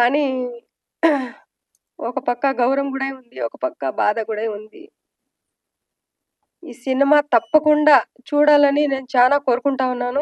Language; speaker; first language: Telugu; non-native, local second language; Lambadi